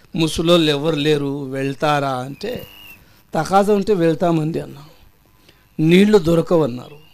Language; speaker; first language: Telugu; non-native, local second language; Urdu